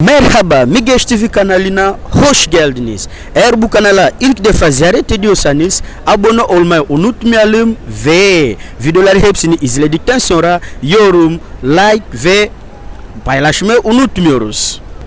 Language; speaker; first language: Turkish; non-native, fluent; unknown